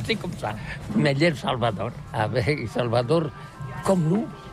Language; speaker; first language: French; non-native, learner; Catalan